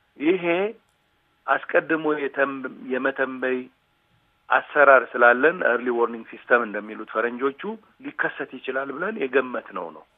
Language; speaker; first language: Amharic; non-native, local second language; Tigrinya